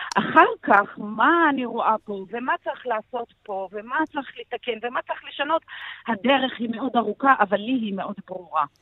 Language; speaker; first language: Hebrew; non-native, local second language; Arabic